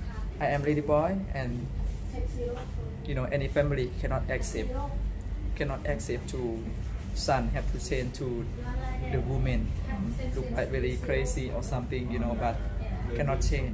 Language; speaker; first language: English; non-native, learner; Thai